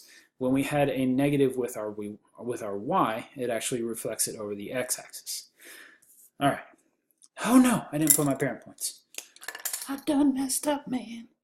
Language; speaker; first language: English; native; English